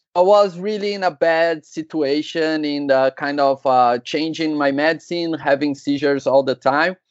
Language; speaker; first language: English; non-native, learner; Portuguese